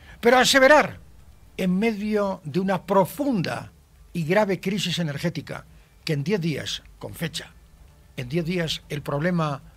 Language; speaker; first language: Spanish; native; Spanish